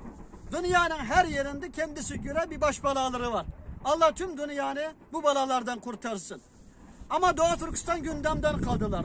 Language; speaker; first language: Turkish; non-native, learner; Uyghur